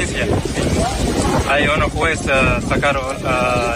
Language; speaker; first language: Spanish; non-native, learner; Arabic